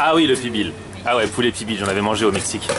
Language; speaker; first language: French; native; French